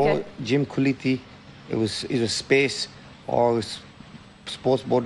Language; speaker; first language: Hindi; early bilingual, heritage; Hindi